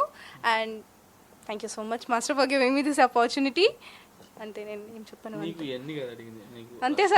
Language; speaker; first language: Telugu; non-native, learner; Hindi